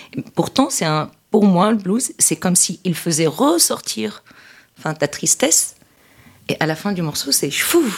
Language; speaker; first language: French; non-native, local second language; Arabic